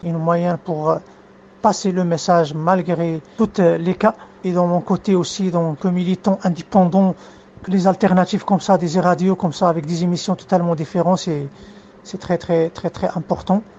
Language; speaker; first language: French; non-native, fluent; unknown